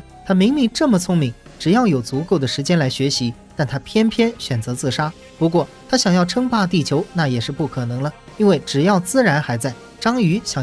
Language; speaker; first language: Chinese; native; Chinese